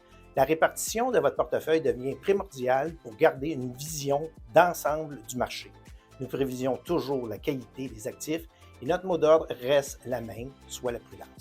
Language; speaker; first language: French; native; French